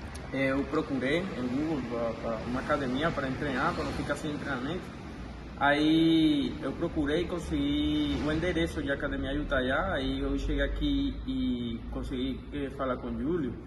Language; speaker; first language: Portuguese; non-native, fluent; Spanish